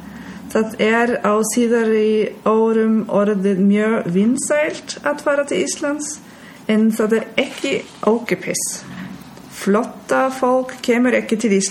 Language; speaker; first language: Icelandic; non-native, learner; German